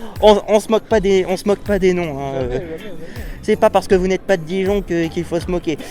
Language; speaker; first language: French; native; French